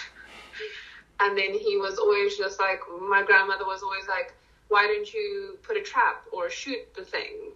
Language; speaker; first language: English; non-native, local second language; Afrikaans